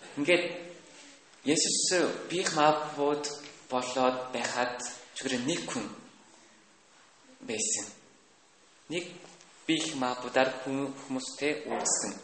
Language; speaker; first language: Mongolian; non-native, learner; Korean